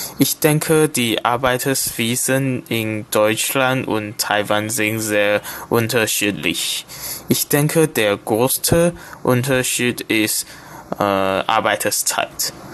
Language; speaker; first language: German; non-native, learner; Chinese